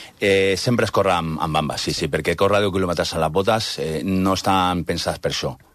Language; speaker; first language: Catalan; native; Catalan